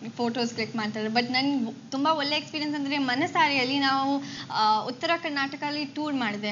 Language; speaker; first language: Kannada; non-native, local second language; Bangla